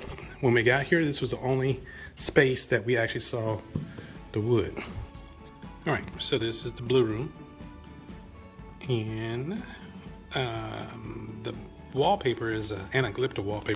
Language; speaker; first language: English; native; English